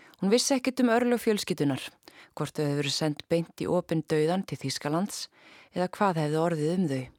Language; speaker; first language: Icelandic; native; Icelandic